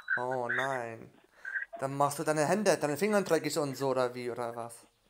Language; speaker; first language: German; early bilingual, other home language; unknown